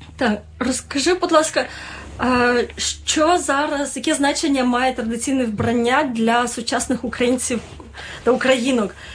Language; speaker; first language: Ukrainian; native; Ukrainian